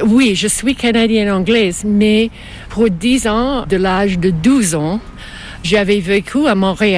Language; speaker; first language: French; non-native, fluent; English